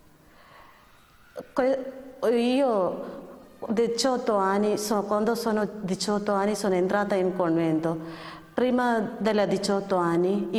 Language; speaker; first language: Italian; non-native, learner; Malayalam